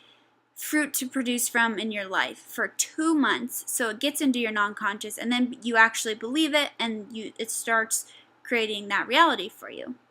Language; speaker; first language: English; native; English